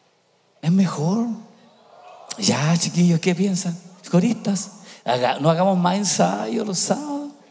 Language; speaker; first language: Spanish; native; Spanish